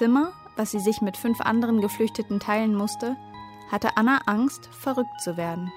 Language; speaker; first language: German; native; German